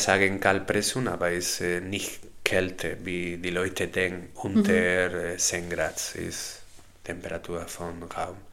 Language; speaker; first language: German; non-native, learner; Spanish